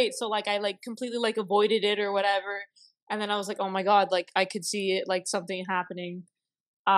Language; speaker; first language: English; native; English